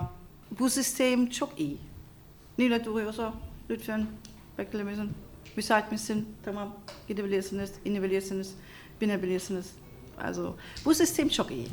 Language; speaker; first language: Turkish; non-native, learner; German